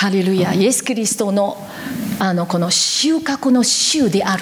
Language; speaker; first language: Japanese; non-native, learner; Korean